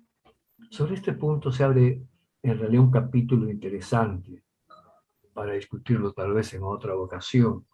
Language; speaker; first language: Spanish; native; Spanish